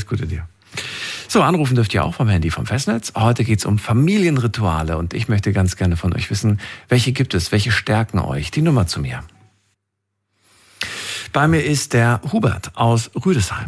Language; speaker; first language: German; native; German